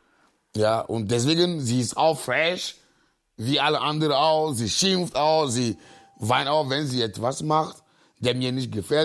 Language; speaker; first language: German; non-native, learner; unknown